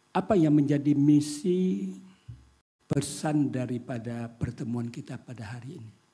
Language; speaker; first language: Indonesian; non-native, local second language; Minangkabau